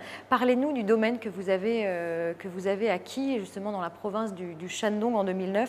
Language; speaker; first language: French; native; French